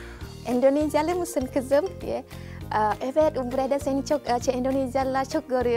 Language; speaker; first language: Turkish; non-native, fluent; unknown